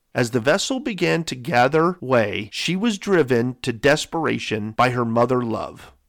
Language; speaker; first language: English; native; English